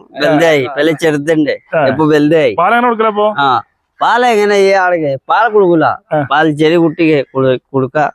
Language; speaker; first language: Malayalam; non-native, learner; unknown